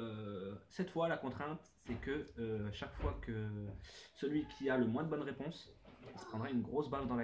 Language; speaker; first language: French; native; French